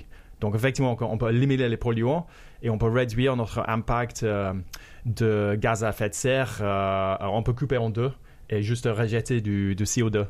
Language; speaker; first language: French; non-native, fluent; English